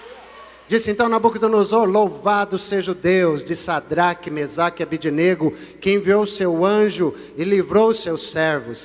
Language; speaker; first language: Portuguese; native; Portuguese